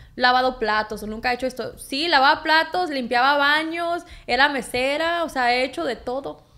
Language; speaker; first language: Spanish; early bilingual, heritage; Spanish